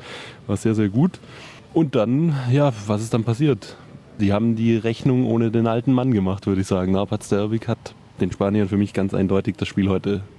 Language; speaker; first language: German; native; German